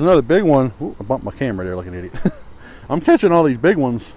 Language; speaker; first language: English; native; English